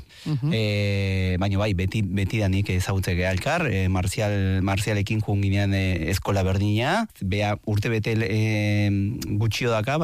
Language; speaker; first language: Basque; non-native, fluent; Spanish